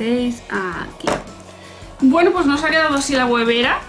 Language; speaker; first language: Spanish; native; Spanish